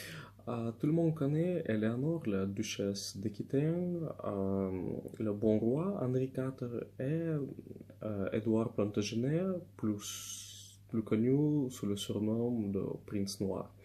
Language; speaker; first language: French; non-native, fluent; Russian